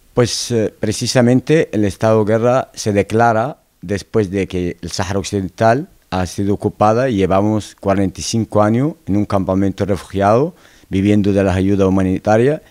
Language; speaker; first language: Spanish; non-native, local second language; Arabic